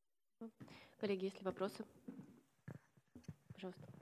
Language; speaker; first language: Russian; native; Russian